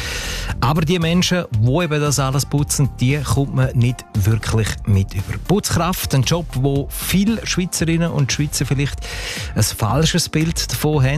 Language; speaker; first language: German; native; German